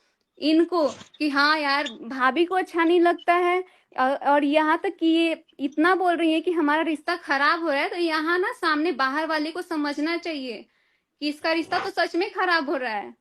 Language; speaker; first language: Hindi; native; Hindi